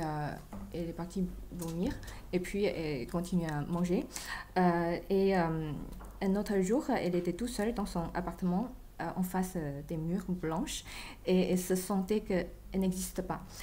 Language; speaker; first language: French; non-native, fluent; Chinese